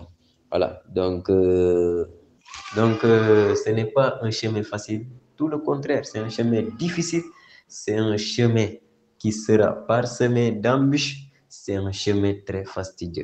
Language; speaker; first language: French; non-native, local second language; Wolof